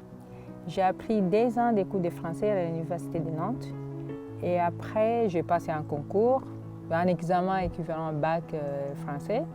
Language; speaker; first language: French; non-native, fluent; Swahili